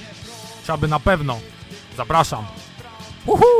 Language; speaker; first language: Polish; native; Polish